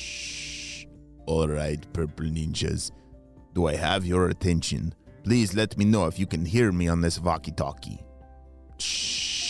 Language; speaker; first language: English; native; English